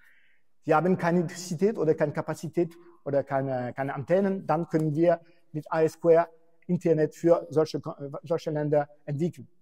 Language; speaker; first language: German; non-native, fluent; French